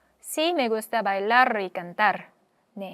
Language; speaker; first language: Spanish; non-native, fluent; Korean